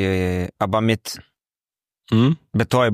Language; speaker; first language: German; non-native, learner; Romanian